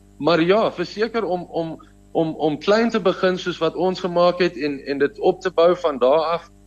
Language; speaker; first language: Afrikaans; native; Afrikaans